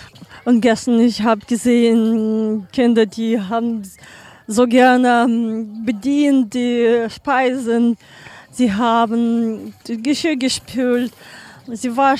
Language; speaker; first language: German; non-native, learner; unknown